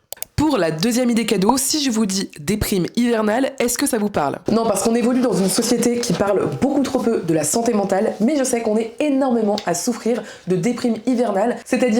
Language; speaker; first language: French; native; French